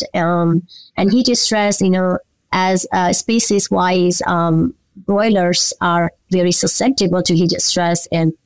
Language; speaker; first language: English; non-native, local second language; Nepali